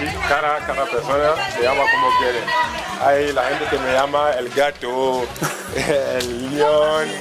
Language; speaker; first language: Spanish; non-native, fluent; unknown